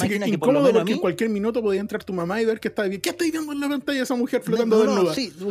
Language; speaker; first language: Spanish; native; Spanish